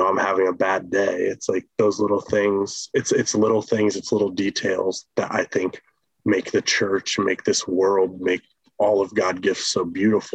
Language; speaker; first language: English; native; English